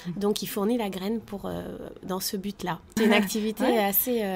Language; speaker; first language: French; native; French